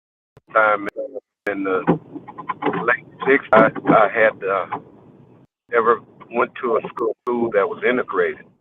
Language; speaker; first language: English; native; English